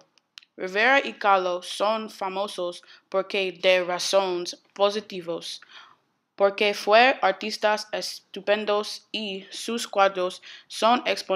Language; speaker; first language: Spanish; non-native, learner; English